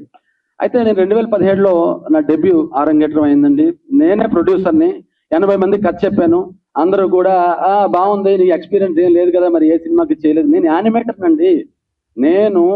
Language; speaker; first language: Telugu; native; Telugu